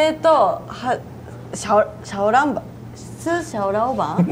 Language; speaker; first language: Chinese; non-native, learner; Japanese